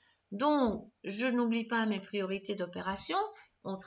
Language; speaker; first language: French; native; French